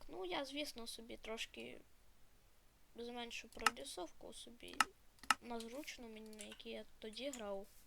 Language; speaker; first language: Ukrainian; native; Ukrainian